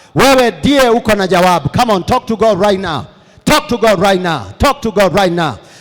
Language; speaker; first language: English; non-native, local second language; Swahili